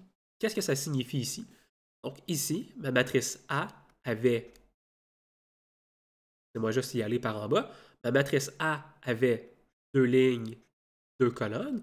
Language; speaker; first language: French; native; French